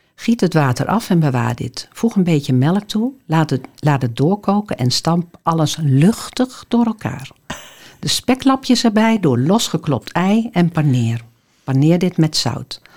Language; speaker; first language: Dutch; native; Dutch